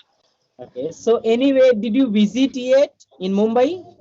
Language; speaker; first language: English; non-native, learner; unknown